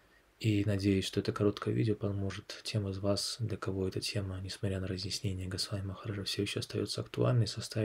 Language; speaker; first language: Russian; native; Russian